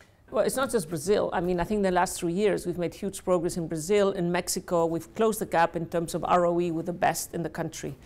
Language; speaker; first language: English; non-native, fluent; Spanish